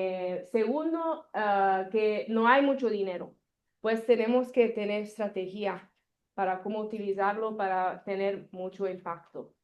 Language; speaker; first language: Spanish; non-native, learner; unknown